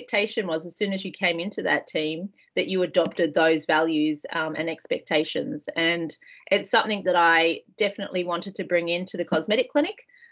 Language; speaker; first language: English; native; English